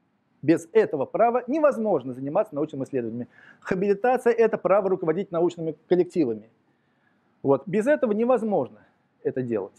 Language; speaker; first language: Russian; native; Russian